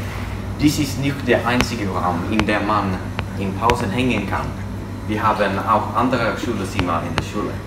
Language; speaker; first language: German; non-native, learner; Swedish